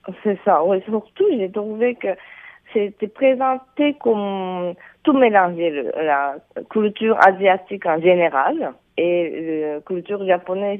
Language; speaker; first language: French; non-native, fluent; Japanese